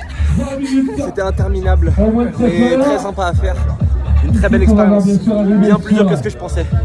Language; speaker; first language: French; native; French